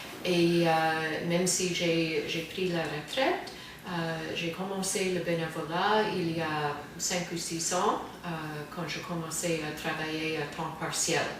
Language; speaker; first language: French; non-native, fluent; English